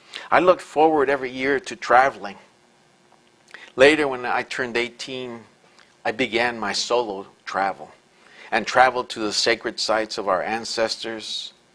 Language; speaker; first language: English; early bilingual, other home language; Spanish